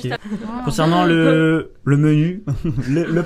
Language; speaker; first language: French; native; French